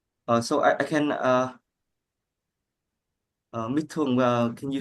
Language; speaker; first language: English; non-native, learner; Vietnamese